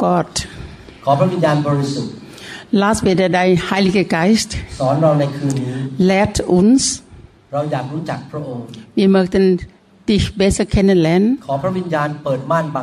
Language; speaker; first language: German; non-native, learner; Thai